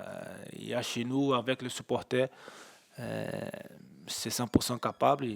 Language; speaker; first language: French; non-native, fluent; Portuguese